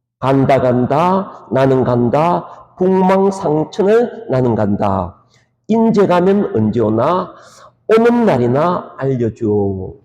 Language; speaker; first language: Korean; native; Korean